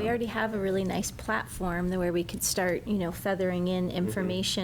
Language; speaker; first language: English; native; English